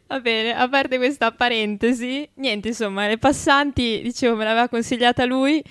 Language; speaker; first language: Italian; native; Italian